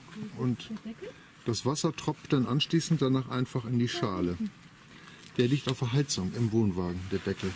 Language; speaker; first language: German; native; German